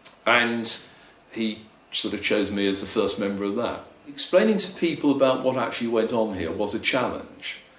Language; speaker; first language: English; native; English